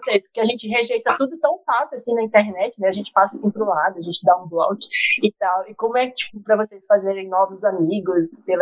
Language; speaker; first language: Portuguese; native; Portuguese